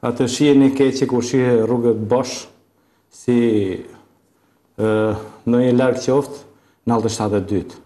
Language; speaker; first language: Albanian; native; Albanian